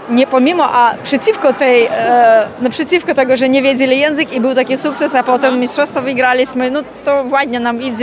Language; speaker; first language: Polish; non-native, learner; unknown